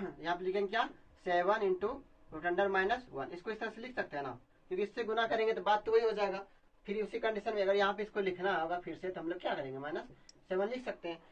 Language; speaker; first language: Hindi; native; Hindi